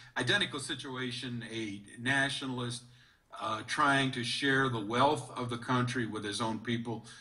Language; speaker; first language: English; native; English